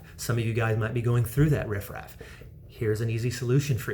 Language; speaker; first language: English; native; English